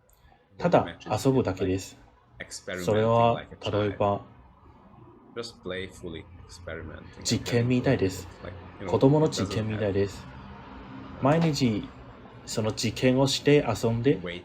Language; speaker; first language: Japanese; non-native, learner; English